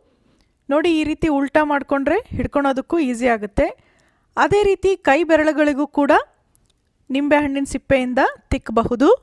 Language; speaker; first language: Kannada; native; Kannada